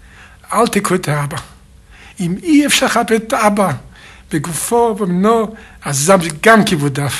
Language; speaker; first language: Hebrew; non-native, fluent; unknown